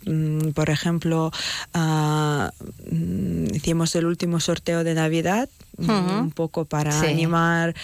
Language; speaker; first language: Spanish; non-native, fluent; Ukrainian